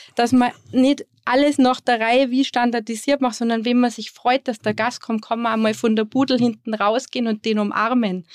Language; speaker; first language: German; native; German